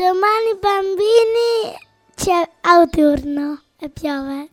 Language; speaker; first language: Italian; early bilingual, other home language; Filipino